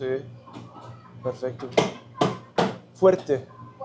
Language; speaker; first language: Spanish; non-native, fluent; German